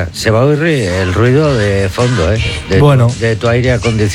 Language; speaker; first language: Spanish; native; Spanish